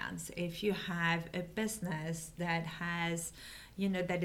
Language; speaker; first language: English; non-native, fluent; French